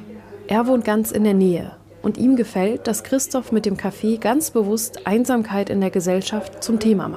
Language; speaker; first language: German; native; German